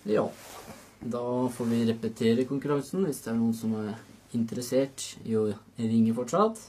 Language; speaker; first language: Norwegian; native; Norwegian